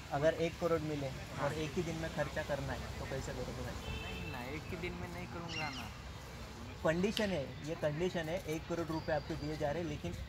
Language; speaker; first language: Hindi; non-native, local second language; Marathi